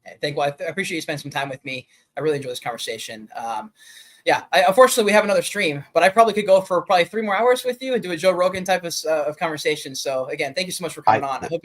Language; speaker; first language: English; native; English